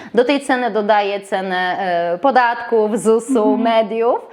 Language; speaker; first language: Polish; native; Polish